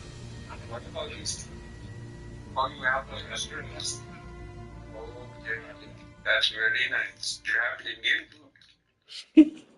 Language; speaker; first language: English; non-native, fluent; Khasi